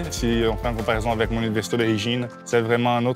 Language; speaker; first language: French; non-native, fluent; Portuguese